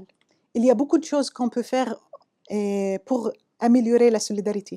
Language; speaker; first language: French; non-native, fluent; Arabic